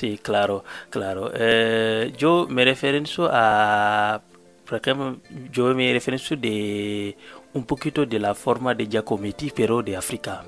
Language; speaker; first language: Spanish; non-native, learner; Wolof